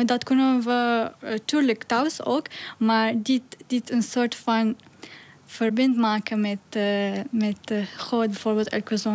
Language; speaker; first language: Dutch; non-native, learner; Arabic